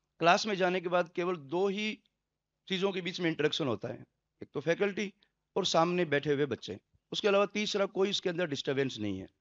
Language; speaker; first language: Hindi; native; Hindi